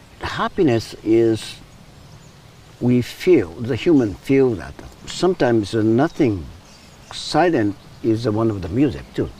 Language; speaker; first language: English; non-native, learner; Japanese